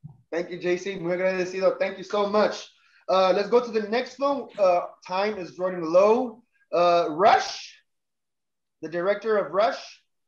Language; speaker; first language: English; early bilingual, other home language; Spanish